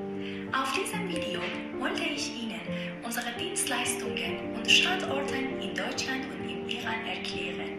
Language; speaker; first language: German; non-native, fluent; Persian